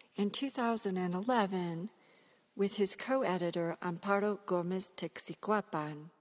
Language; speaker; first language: English; native; English